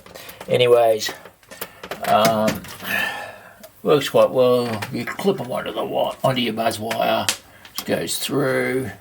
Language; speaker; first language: English; native; English